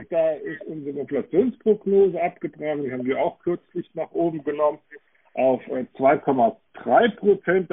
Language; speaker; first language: German; native; German